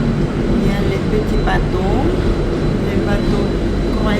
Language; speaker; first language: French; non-native, fluent; Russian